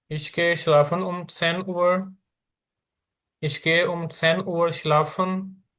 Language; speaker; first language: German; non-native, learner; Urdu